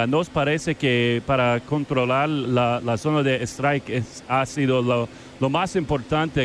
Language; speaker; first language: Spanish; non-native, fluent; English